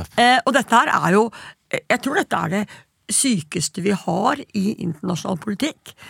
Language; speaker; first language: Norwegian; native; Norwegian